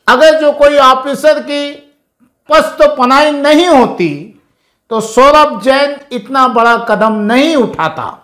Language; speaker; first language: Hindi; non-native, local second language; Urdu